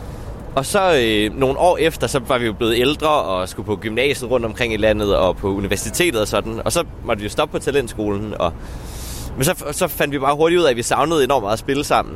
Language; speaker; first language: Danish; native; Danish